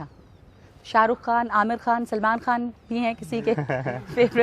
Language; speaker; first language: Hindi; native; Hindi